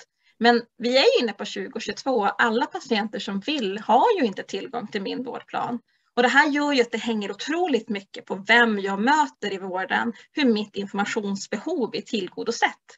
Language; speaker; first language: Swedish; native; Swedish